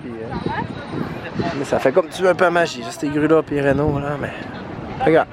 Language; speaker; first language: French; native; French